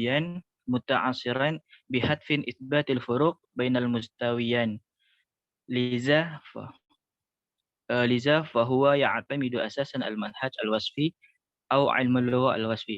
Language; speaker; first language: Arabic; non-native, learner; Indonesian